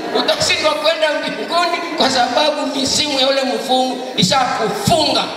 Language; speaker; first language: Swahili; non-native, local second language; Nande